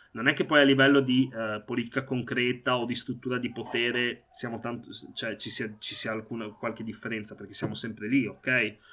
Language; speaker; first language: Italian; early bilingual, other home language; Arabic